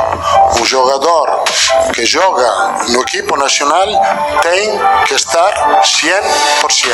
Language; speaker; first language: Portuguese; non-native, learner; Italian